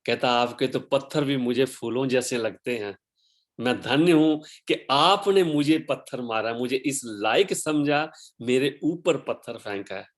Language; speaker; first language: Hindi; non-native, local second language; Punjabi